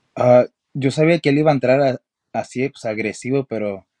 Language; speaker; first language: Spanish; early bilingual, heritage; Spanish